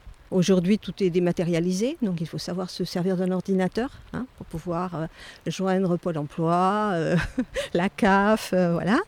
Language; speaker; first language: French; native; French